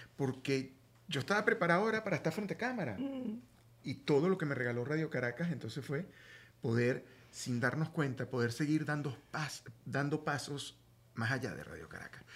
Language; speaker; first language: Spanish; native; Spanish